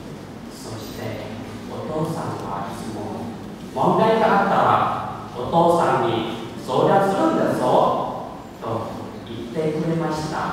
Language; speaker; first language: Japanese; non-native, fluent; Thai